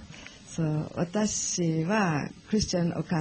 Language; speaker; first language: Japanese; non-native, learner; English